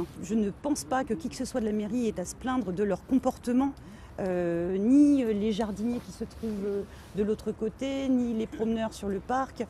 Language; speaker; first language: French; native; French